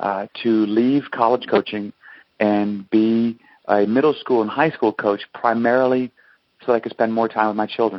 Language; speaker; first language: English; native; English